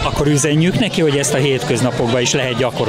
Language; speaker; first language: Hungarian; native; Hungarian